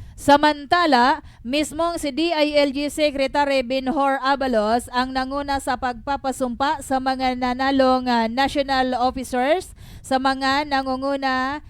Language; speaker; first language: Filipino; non-native, local second language; Bikol